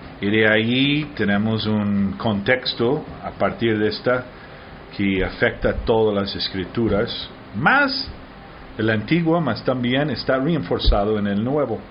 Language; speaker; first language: Spanish; early bilingual, heritage; Spanish